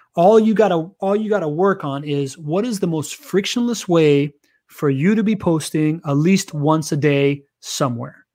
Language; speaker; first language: English; early bilingual, other home language; Spanish